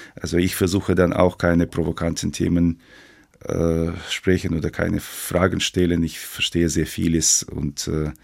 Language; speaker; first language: German; non-native, fluent; Ukrainian